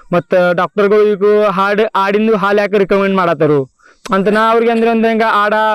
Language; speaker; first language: Kannada; non-native, local second language; Marathi